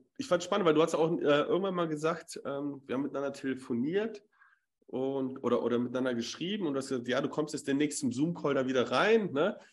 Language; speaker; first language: German; native; German